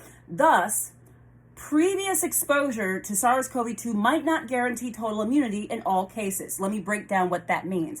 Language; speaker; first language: English; native; English